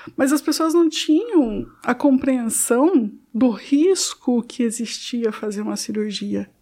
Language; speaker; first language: Portuguese; native; Portuguese